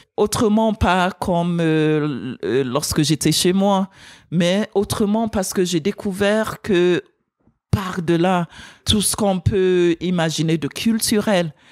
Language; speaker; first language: French; non-native, fluent; English